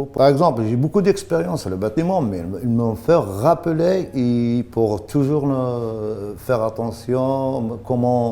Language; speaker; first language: French; non-native, learner; Spanish